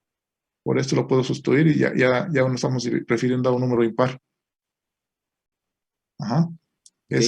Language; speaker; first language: Spanish; native; Spanish